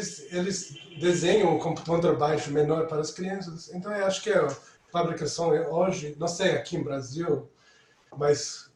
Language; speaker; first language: Portuguese; non-native, fluent; English